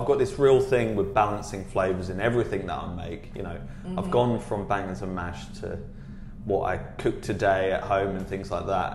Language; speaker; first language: English; native; English